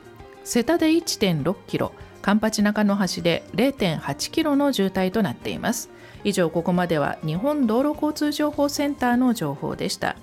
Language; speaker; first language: Japanese; native; Japanese